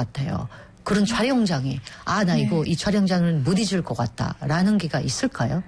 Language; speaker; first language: Korean; non-native, fluent; Filipino